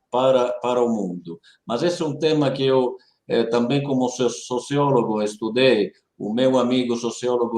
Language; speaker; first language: Portuguese; non-native, fluent; Italian